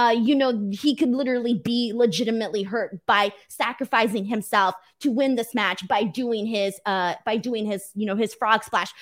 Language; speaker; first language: English; early bilingual, other home language; Spanish